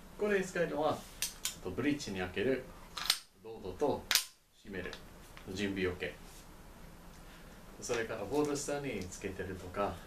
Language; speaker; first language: Japanese; non-native, learner; English